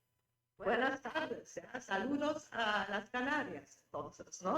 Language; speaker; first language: Spanish; non-native, fluent; German